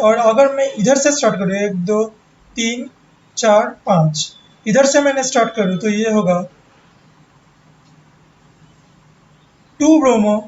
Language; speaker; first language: Hindi; non-native, local second language; Bangla